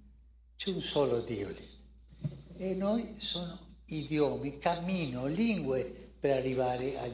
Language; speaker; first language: Italian; non-native, fluent; Spanish